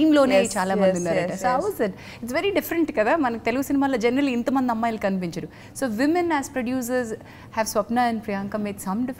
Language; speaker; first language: Telugu; native; Telugu